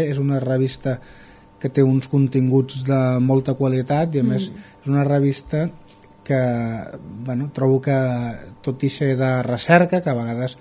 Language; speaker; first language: Catalan; native; Catalan